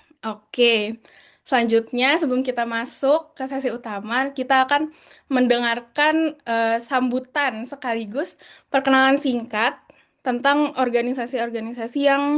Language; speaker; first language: Indonesian; native; Indonesian